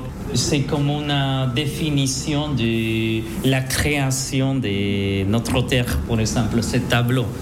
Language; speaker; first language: French; non-native, learner; Spanish